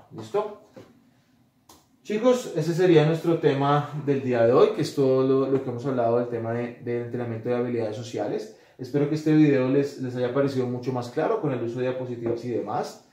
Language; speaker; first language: Spanish; native; Spanish